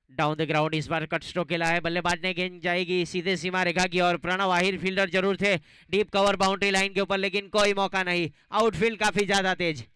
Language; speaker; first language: Hindi; non-native, local second language; Gujarati